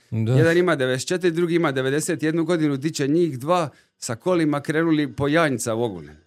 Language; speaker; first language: Serbian; native; Serbian